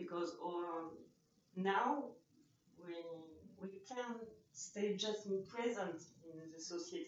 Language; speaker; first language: English; non-native, learner; French